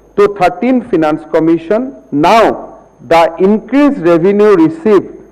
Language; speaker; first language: English; non-native, local second language; Assamese